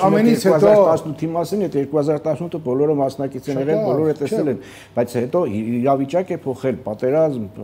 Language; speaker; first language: Armenian; native; Armenian